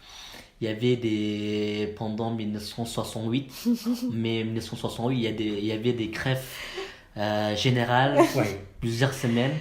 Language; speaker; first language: French; non-native, learner; Malay